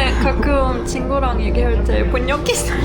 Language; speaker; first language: Korean; non-native, fluent; Ukrainian